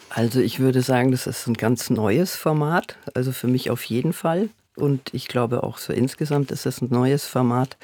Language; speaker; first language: German; native; German